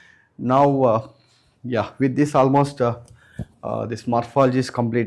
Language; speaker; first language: English; non-native, local second language; Telugu